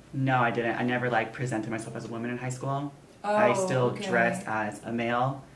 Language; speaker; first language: English; native; English